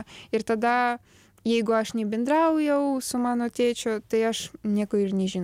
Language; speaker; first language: Lithuanian; non-native, learner; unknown